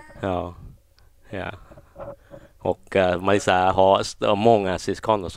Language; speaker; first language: Swedish; non-native, learner; Thai